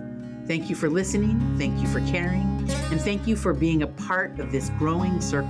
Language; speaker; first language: English; native; English